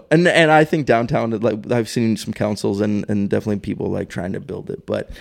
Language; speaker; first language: English; native; English